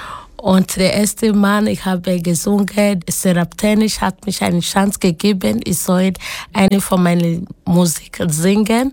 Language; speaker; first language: German; non-native, learner; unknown